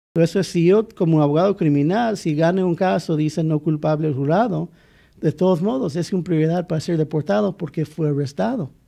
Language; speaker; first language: Spanish; non-native, fluent; English